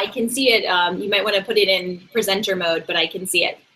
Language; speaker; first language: English; native; English